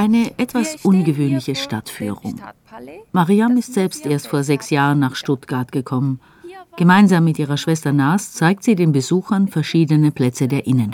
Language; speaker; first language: German; native; German